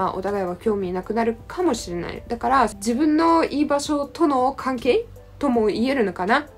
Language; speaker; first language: Japanese; non-native, fluent; Russian